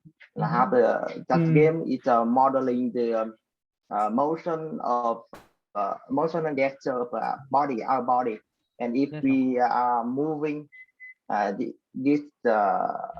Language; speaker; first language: English; non-native, learner; Vietnamese